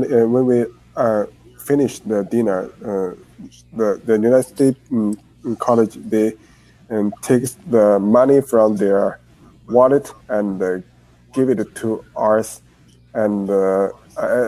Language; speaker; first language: English; non-native, learner; Chinese